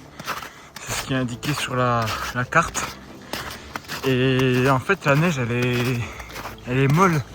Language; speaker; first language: French; native; French